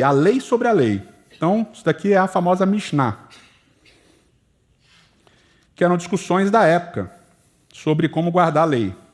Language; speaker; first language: Portuguese; native; Portuguese